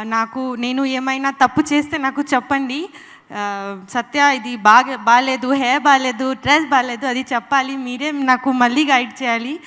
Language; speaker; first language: Telugu; non-native, local second language; Bangla